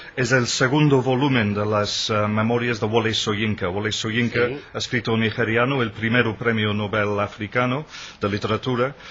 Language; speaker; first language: Spanish; non-native, fluent; English